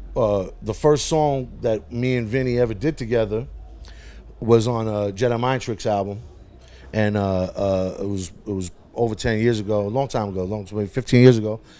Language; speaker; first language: English; native; English